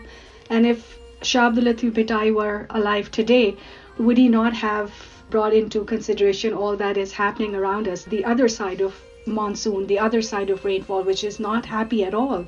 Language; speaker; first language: English; non-native, local second language; Urdu